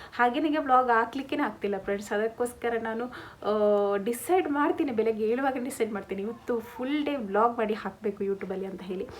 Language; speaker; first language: Kannada; non-native, local second language; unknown